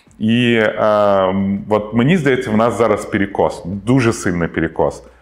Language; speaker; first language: Ukrainian; non-native, local second language; Russian